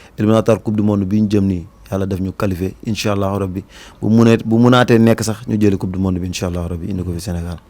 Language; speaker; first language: Wolof; native; Wolof